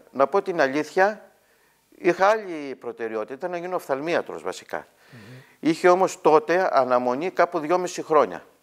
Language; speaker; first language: Greek; native; Greek